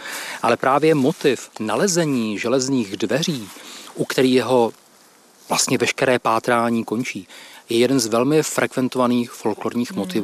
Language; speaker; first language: Czech; native; Czech